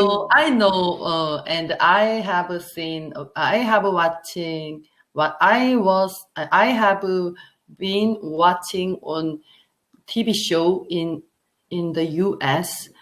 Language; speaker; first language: English; non-native, learner; Korean